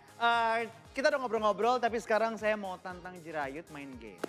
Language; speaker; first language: Indonesian; native; Indonesian